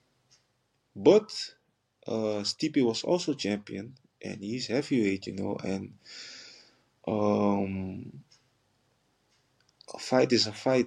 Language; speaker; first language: English; non-native, fluent; Dutch